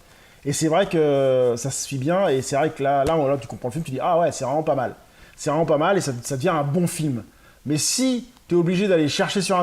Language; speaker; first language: French; native; French